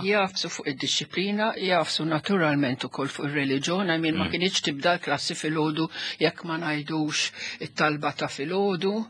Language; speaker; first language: Maltese; non-native, local second language; Italian